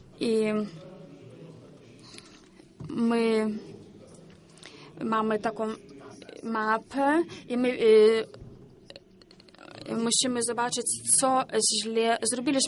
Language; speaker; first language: Polish; non-native, learner; Ukrainian